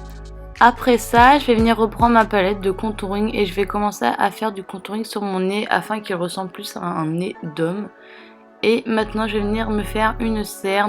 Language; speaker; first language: French; native; French